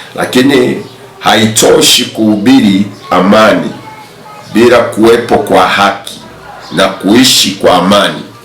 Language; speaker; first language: Swahili; native; Swahili